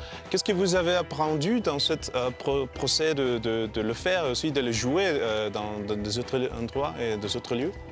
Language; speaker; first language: French; non-native, learner; Spanish